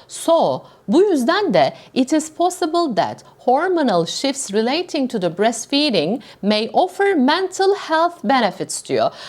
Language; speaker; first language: English; non-native, fluent; Turkish